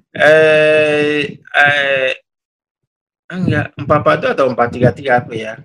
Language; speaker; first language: Indonesian; non-native, fluent; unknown